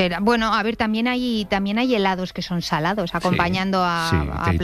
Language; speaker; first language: Spanish; native; Spanish